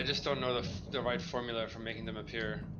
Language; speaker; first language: English; native; English